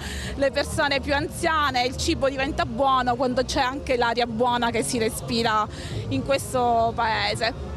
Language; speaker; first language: Italian; native; Italian